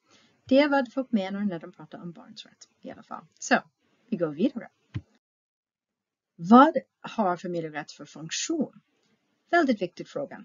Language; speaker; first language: Swedish; non-native, fluent; English